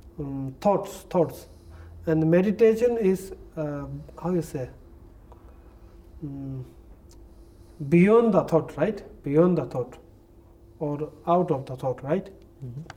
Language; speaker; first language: English; non-native, learner; Tibetan